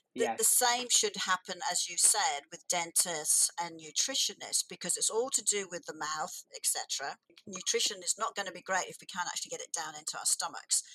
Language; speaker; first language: English; native; English